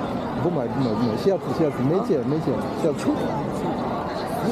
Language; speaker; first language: Chinese; non-native, learner; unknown